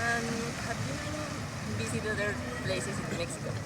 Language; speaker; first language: English; non-native, learner; Spanish